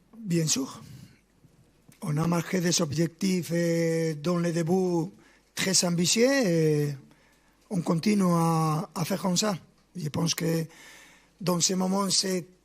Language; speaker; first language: French; non-native, fluent; Spanish